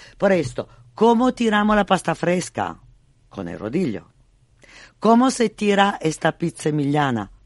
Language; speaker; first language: Spanish; non-native, fluent; Italian